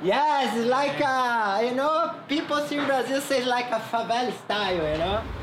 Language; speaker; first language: English; non-native, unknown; Portuguese